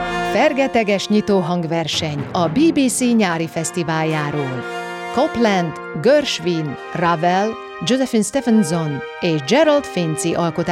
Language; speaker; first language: Hungarian; native; Hungarian